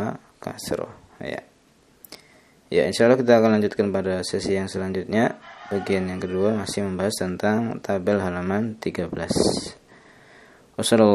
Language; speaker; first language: Indonesian; native; Indonesian